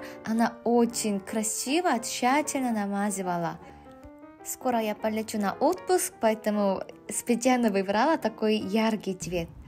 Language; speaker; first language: Russian; non-native, fluent; Korean